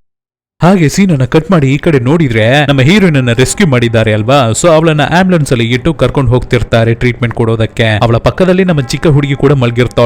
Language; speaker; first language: Kannada; native; Kannada